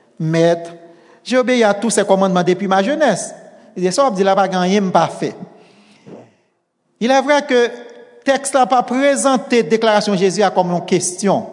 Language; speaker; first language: French; non-native, local second language; Haitian Creole